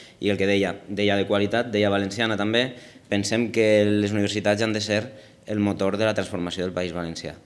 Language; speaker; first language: Catalan; native; Catalan